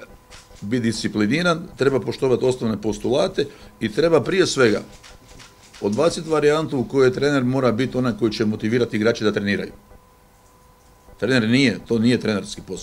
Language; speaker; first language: Croatian; native; Croatian